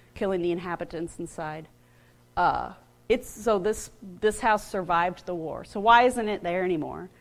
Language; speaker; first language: English; native; English